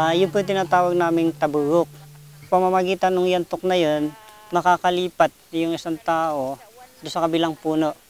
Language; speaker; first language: Filipino; non-native, local second language; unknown